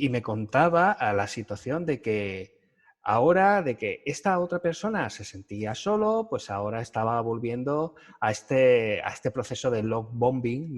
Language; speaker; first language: Spanish; native; Spanish